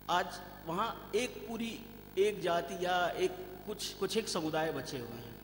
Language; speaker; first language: Hindi; native; Hindi